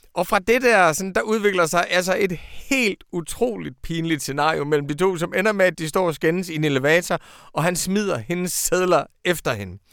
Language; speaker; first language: Danish; native; Danish